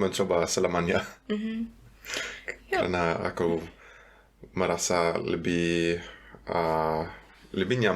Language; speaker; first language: Indonesian; non-native, fluent; German